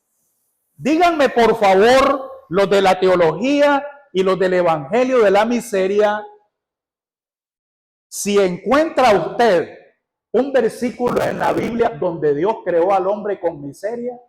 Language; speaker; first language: Spanish; native; Spanish